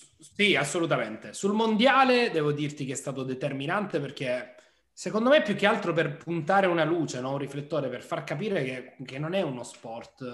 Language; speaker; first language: Italian; native; Italian